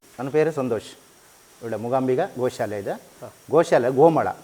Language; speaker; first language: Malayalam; non-native, learner; Kannada